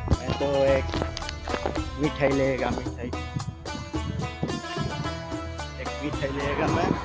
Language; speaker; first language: Hindi; non-native, learner; Bangla